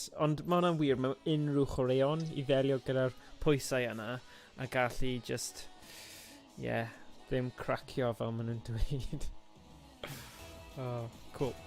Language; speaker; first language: Welsh; non-native, local second language; English